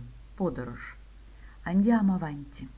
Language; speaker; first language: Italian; non-native, fluent; Ukrainian